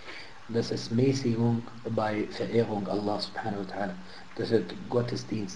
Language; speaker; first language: German; non-native, fluent; Arabic